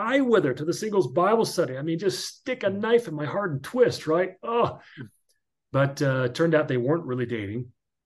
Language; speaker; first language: English; native; English